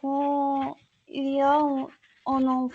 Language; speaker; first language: French; non-native, learner; English